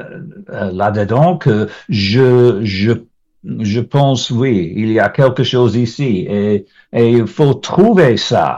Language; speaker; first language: French; non-native, learner; English